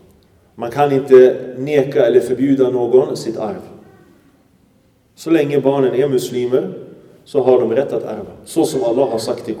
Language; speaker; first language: Swedish; early bilingual, other home language; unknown